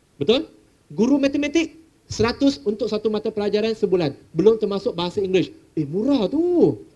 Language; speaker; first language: Malay; non-native, local second language; Chinese